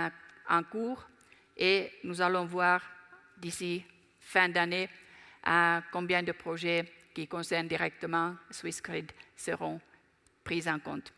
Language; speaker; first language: French; non-native, fluent; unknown